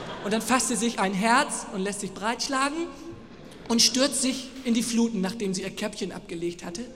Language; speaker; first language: German; native; German